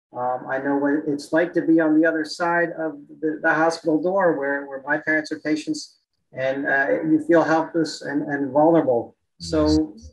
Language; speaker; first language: English; native; English